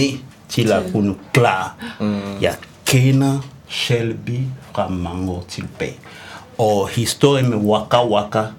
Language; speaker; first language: Danish; non-native, fluent; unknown